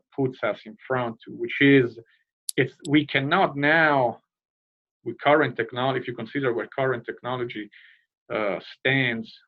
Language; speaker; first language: English; non-native, fluent; Italian